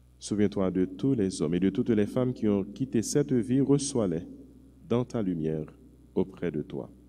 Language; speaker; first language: French; non-native, local second language; Haitian Creole